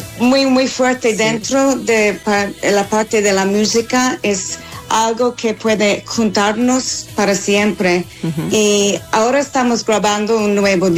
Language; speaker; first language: Spanish; non-native, fluent; English